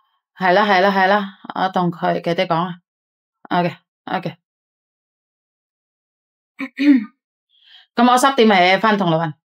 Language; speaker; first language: Cantonese; non-native, local second language; Javanese